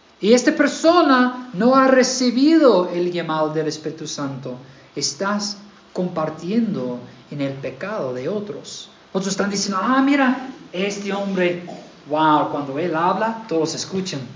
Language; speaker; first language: Spanish; non-native, fluent; English